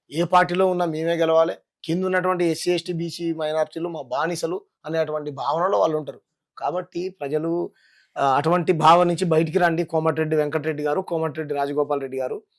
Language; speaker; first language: Telugu; native; Telugu